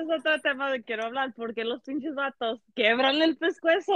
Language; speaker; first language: Spanish; early bilingual, heritage; Spanish